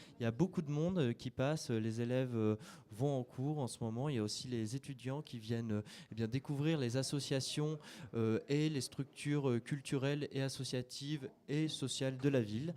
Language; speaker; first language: French; native; French